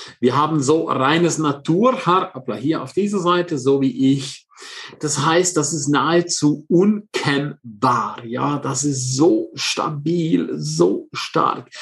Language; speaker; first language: German; non-native, local second language; Romansh